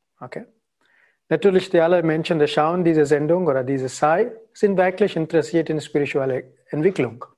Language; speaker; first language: German; non-native, learner; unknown